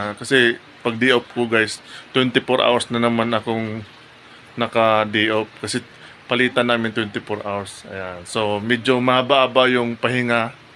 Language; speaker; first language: Filipino; non-native, local second language; Cebuano